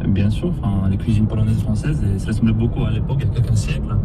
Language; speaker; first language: French; non-native, fluent; Polish